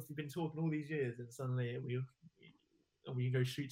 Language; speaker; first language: English; native; English